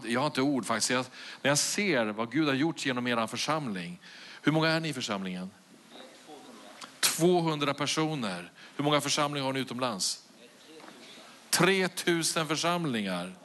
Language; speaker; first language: Swedish; native; Swedish